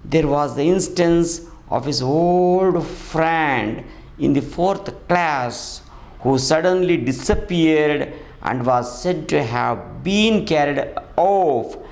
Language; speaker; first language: English; non-native, local second language; Kannada